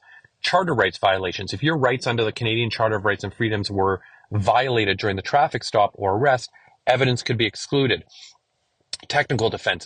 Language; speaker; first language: English; native; English